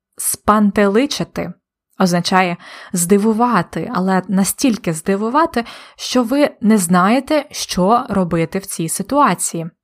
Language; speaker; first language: Ukrainian; native; Ukrainian